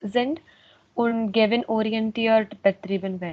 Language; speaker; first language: German; non-native, learner; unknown